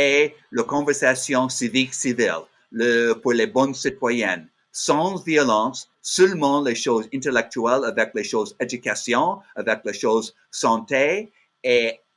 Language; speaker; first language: French; non-native, learner; English